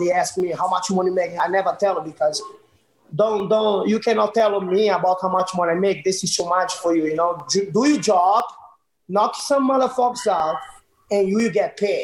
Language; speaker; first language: English; non-native, learner; Portuguese